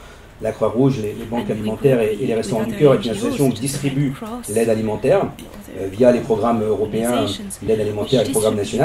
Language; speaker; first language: French; native; French